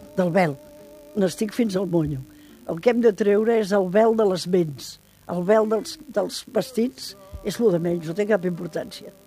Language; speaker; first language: Catalan; native; Catalan